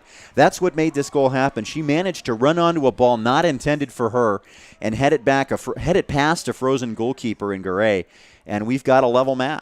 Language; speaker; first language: English; native; English